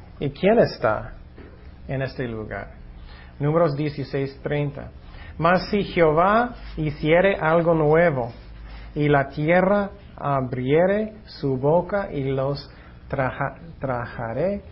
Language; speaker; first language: Spanish; non-native, fluent; English